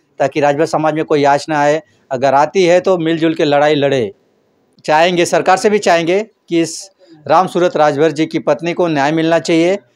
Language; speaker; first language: Hindi; native; Hindi